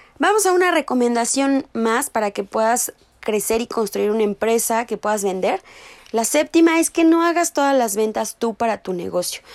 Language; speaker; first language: Spanish; native; Spanish